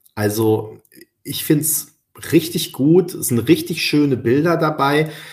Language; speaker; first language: German; early bilingual, other home language; Spanish